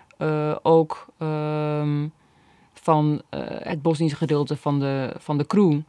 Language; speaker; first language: Dutch; early bilingual, other home language; Bosnian